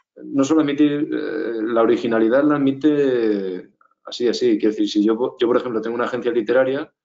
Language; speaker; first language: Spanish; native; Spanish